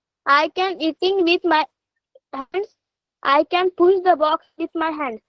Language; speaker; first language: English; non-native, learner; Marathi